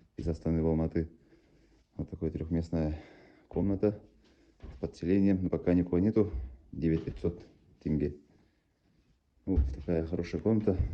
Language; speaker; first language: Russian; non-native, local second language; Yakut